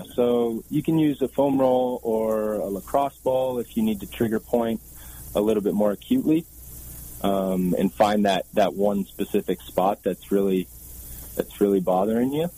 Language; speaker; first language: English; native; English